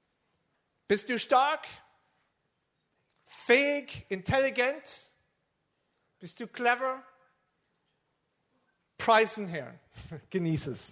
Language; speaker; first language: German; non-native, fluent; English